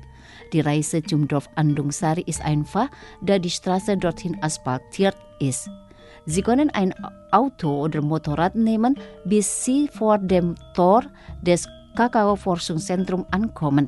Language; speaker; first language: German; non-native, fluent; Indonesian